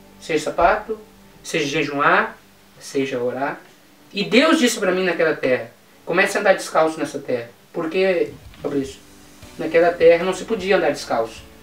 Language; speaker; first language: Portuguese; native; Portuguese